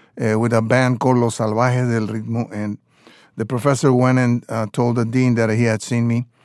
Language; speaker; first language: English; non-native, fluent; Spanish